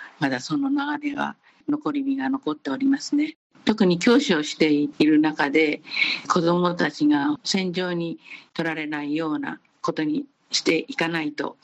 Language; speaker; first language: Japanese; native; Japanese